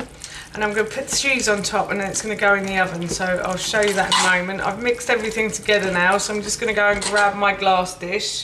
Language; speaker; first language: English; native; English